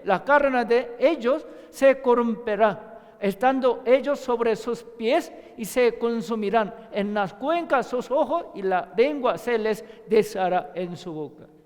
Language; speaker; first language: Spanish; non-native, learner; Korean